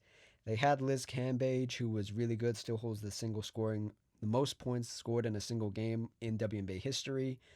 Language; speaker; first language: English; native; English